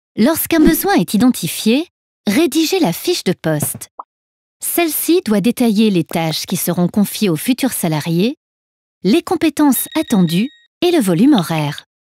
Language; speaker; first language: French; native; French